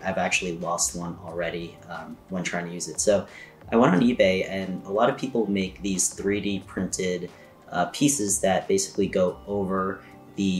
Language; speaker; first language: English; native; English